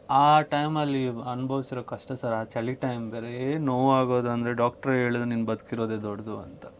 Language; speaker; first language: Kannada; non-native, local second language; Tulu